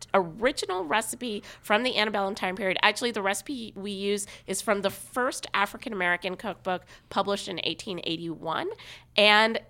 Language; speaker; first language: English; native; English